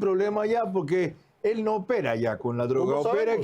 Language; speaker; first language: Spanish; native; Spanish